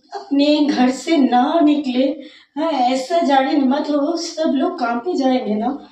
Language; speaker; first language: Hindi; non-native, local second language; Bangla